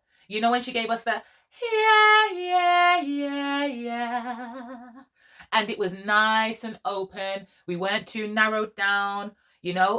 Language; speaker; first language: English; native; English